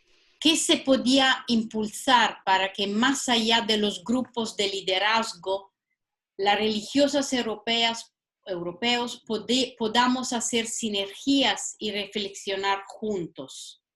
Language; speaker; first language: Spanish; non-native, learner; Italian